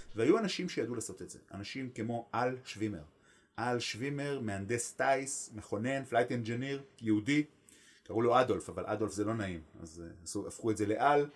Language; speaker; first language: Hebrew; native; Hebrew